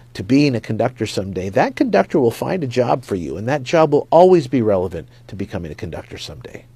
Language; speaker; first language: English; native; English